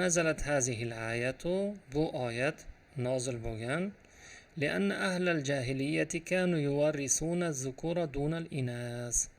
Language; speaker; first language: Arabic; non-native, fluent; Uzbek